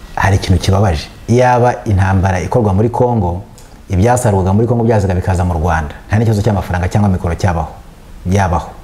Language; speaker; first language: Kinyarwanda; early bilingual, heritage; Kinyarwanda